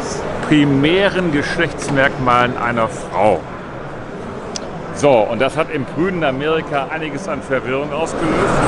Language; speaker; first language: German; native; German